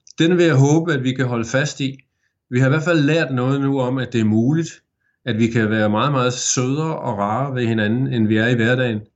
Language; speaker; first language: Danish; native; Danish